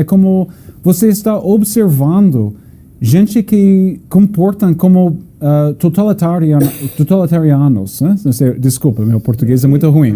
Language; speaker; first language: Portuguese; non-native, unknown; English